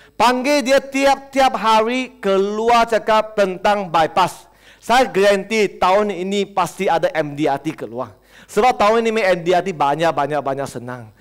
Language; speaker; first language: Malay; non-native, local second language; Chinese